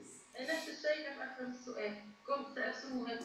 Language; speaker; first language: Arabic; native; Arabic